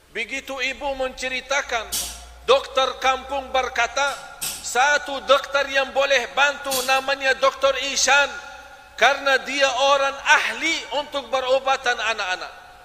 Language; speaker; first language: Malay; non-native, fluent; Arabic